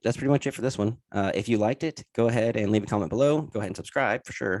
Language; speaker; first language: English; native; English